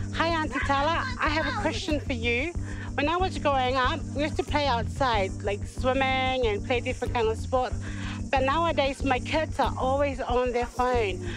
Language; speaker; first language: English; native; English